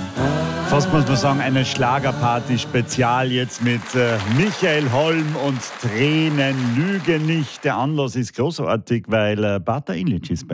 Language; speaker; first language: German; native; German